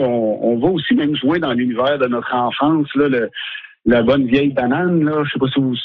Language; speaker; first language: French; native; French